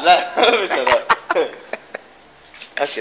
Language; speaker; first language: Arabic; non-native, learner; Tamil